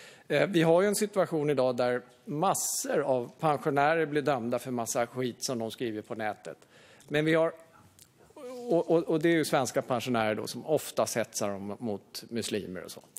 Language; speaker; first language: Swedish; native; Swedish